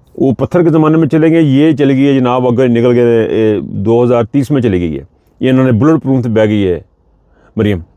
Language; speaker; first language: Urdu; non-native, local second language; Punjabi